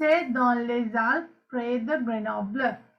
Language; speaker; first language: French; non-native, fluent; Sinhala